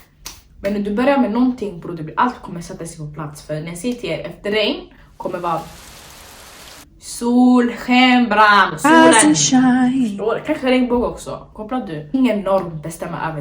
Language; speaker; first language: Swedish; early bilingual, other home language; Somali